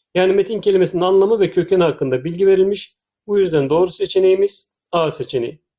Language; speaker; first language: Turkish; native; Turkish